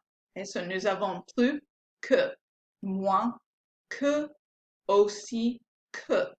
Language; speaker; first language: French; non-native, fluent; English